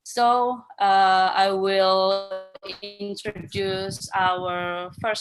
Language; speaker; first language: English; non-native, fluent; Indonesian